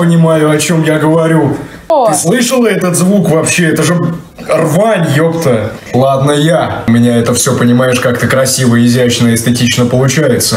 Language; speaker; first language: Russian; native; Russian